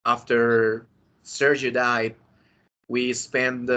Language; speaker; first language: English; non-native, fluent; Spanish